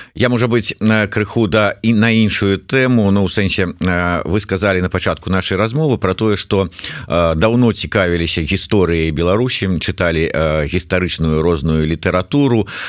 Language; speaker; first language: Belarusian; non-native, local second language; Russian